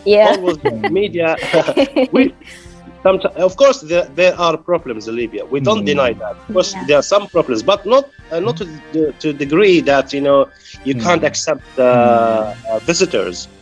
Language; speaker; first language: English; non-native, fluent; Arabic